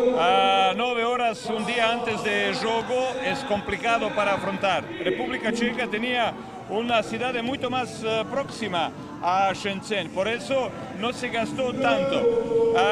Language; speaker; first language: Spanish; non-native, fluent; Croatian